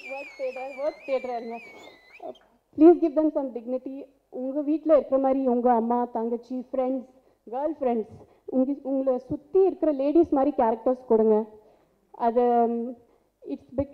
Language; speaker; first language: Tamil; non-native, local second language; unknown